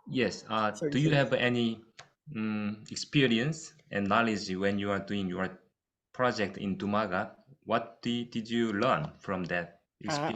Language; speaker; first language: English; non-native, fluent; Korean